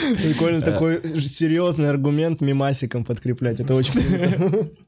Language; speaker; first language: Russian; native; Russian